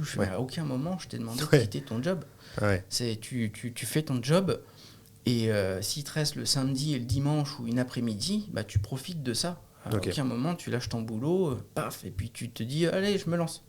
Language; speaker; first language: French; native; French